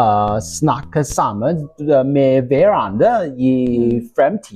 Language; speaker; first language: Norwegian; non-native, learner; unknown